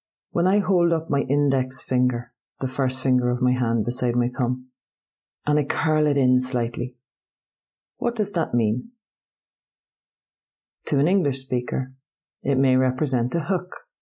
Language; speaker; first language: English; native; English